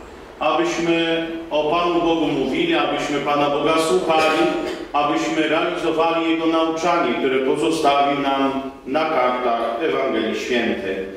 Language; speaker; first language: Polish; native; Polish